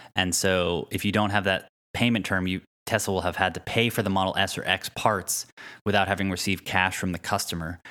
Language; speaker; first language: English; native; English